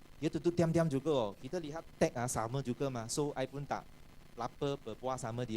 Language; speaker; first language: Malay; non-native, local second language; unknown